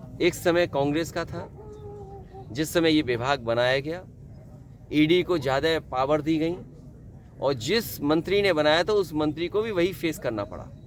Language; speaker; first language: Hindi; native; Hindi